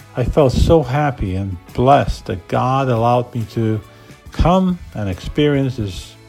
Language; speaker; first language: English; non-native, fluent; Polish